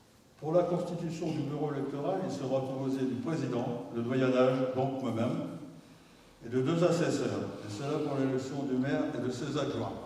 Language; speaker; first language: French; native; French